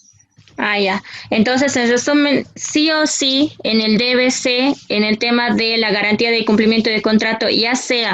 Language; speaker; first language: Spanish; native; Spanish